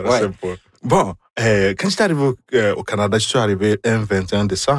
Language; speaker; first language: French; non-native, fluent; Igbo